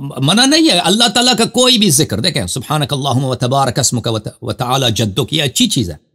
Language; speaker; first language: Urdu; non-native, fluent; Persian